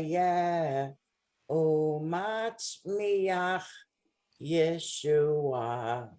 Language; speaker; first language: Hebrew; non-native, learner; English